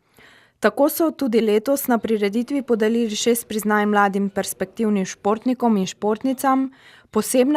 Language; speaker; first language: Slovenian; native; Slovenian